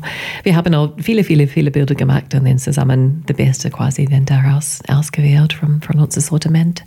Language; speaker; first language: German; non-native, fluent; English